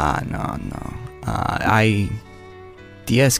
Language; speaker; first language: Spanish; non-native, learner; English